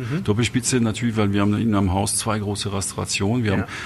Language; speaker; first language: German; non-native, fluent; French